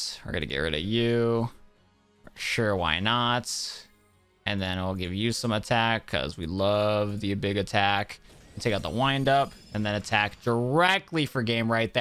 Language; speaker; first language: English; native; English